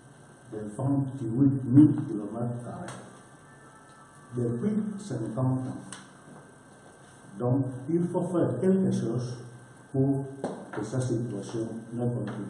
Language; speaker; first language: French; non-native, learner; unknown